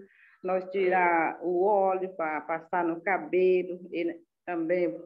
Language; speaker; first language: Portuguese; non-native, local second language; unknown